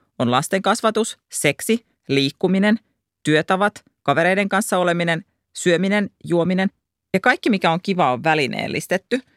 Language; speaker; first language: Finnish; native; Finnish